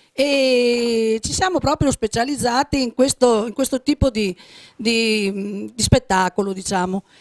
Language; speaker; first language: Italian; native; Italian